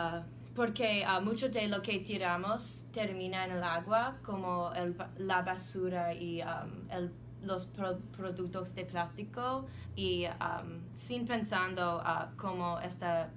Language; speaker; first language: Spanish; non-native, learner; English